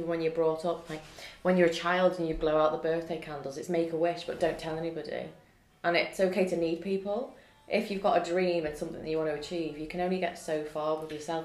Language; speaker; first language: English; native; English